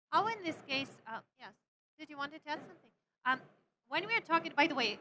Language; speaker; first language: English; non-native, fluent; Ukrainian